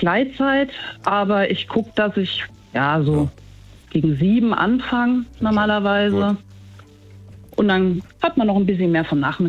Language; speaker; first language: German; native; German